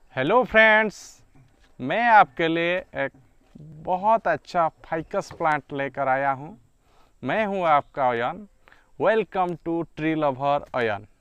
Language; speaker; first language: Hindi; non-native, local second language; Odia